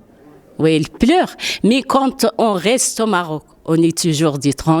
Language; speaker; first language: French; non-native, learner; Arabic